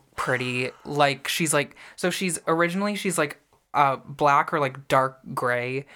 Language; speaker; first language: English; native; English